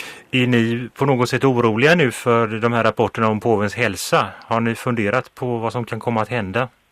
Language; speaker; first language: Swedish; native; Swedish